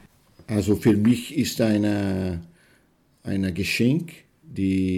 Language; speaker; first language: German; non-native, learner; Portuguese